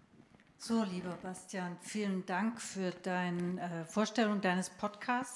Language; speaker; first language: German; native; German